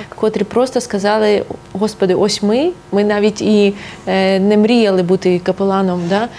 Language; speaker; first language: Ukrainian; non-native, local second language; Russian